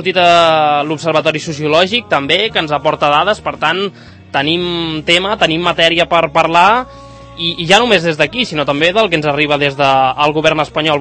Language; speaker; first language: Catalan; native; Catalan